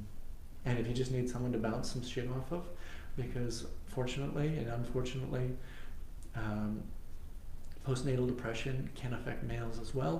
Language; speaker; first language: English; native; English